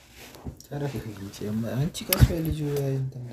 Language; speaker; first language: Arabic; non-native, learner; Amharic